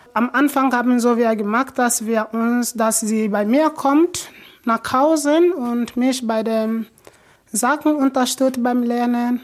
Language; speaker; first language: German; non-native, learner; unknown